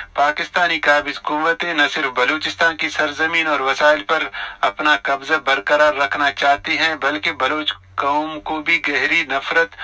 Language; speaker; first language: Urdu; non-native, local second language; Baluchi